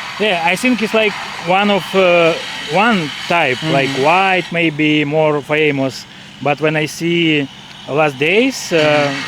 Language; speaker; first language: English; non-native, learner; Polish